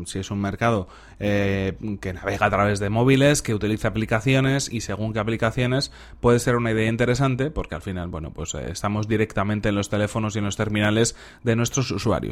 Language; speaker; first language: Spanish; native; Spanish